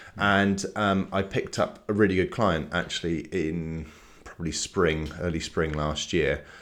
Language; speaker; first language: English; native; English